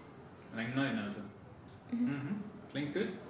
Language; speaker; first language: German; non-native, local second language; Luxembourgish